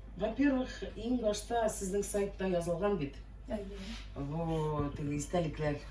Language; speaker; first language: Tatar; native; Tatar